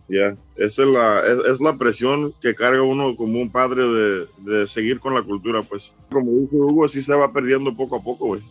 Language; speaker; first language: Spanish; early bilingual, heritage; Spanish